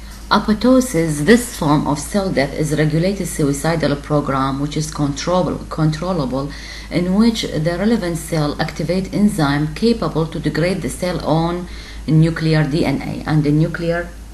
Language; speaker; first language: English; non-native, fluent; Arabic